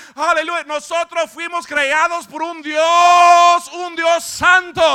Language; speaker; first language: Spanish; early bilingual, heritage; Spanish